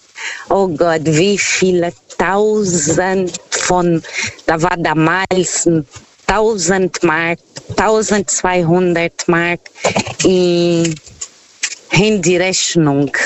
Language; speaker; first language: German; non-native, fluent; Portuguese